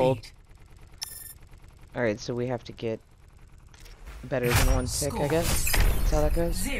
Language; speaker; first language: English; native; English